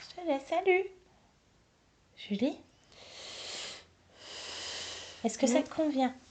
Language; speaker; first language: French; native; French